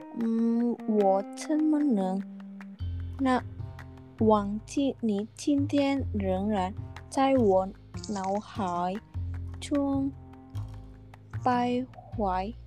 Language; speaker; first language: Chinese; non-native, learner; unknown